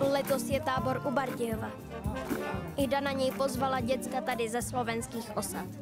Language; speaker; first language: Czech; native; Czech